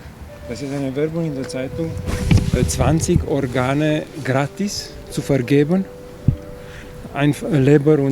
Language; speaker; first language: German; non-native, fluent; Chinese